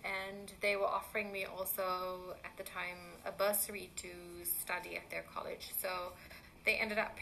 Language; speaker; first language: English; native; English